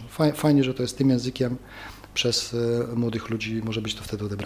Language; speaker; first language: Polish; native; Polish